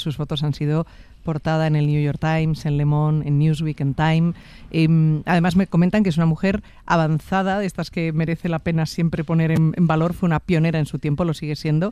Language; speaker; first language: Spanish; native; Spanish